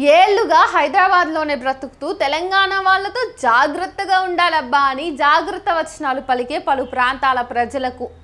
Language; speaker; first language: Telugu; native; Telugu